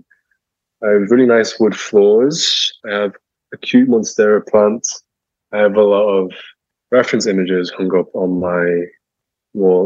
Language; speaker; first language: English; native; English